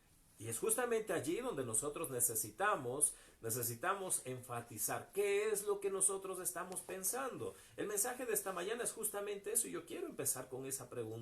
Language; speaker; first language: Spanish; native; Spanish